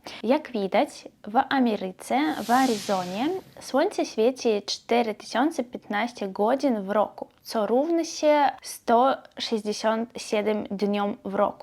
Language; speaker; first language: Polish; non-native, learner; Belarusian